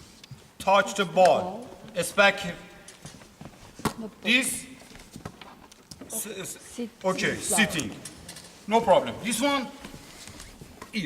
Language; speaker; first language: English; non-native, learner; Persian